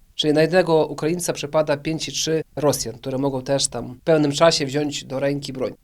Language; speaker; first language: Polish; early bilingual, heritage; Polish